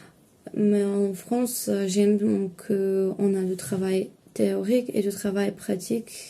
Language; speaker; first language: French; non-native, fluent; Bulgarian